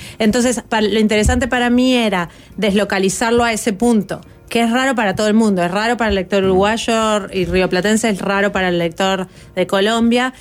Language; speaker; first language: Spanish; native; Spanish